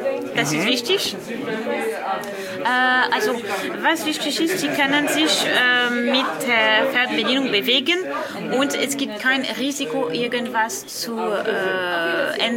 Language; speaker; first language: German; non-native, learner; French